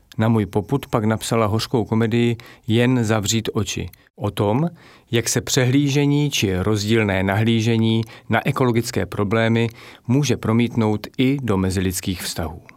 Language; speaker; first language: Czech; native; Czech